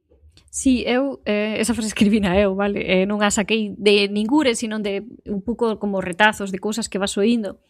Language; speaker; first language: Galician; native; Galician